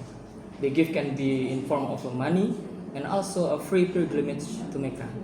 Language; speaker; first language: English; non-native, fluent; Indonesian